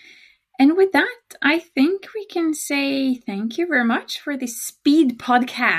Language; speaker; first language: English; non-native, fluent; Norwegian